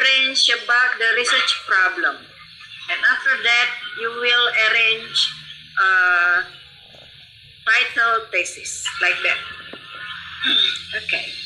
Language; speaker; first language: English; non-native, fluent; Indonesian